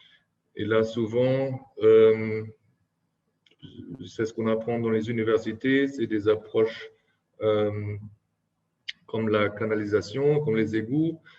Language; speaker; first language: French; non-native, fluent; German